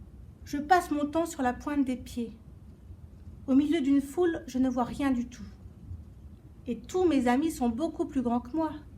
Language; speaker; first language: French; native; French